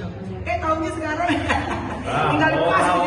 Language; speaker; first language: Indonesian; native; Indonesian